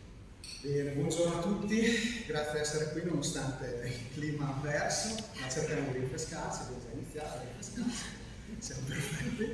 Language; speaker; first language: Italian; native; Italian